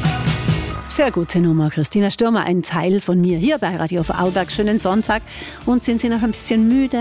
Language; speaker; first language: German; native; German